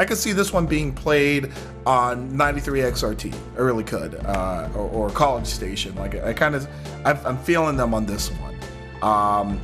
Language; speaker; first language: English; native; English